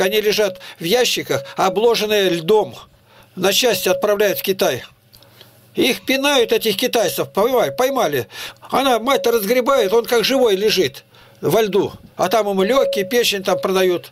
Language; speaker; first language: Russian; native; Russian